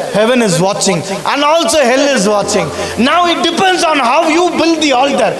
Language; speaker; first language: English; non-native, local second language; Tamil